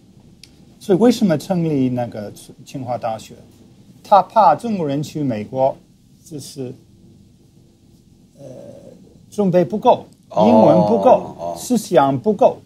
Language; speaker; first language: Chinese; non-native, fluent; English